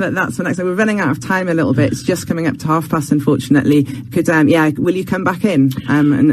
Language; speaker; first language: English; native; English